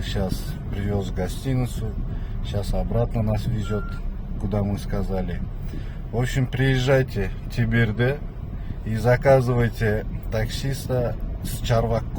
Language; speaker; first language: Russian; non-native, local second language; Kazakh